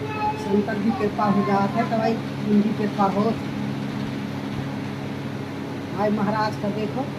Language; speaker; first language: Hindi; native; Hindi